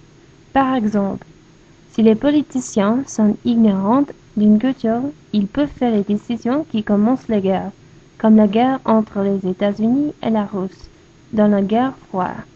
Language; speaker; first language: French; non-native, learner; English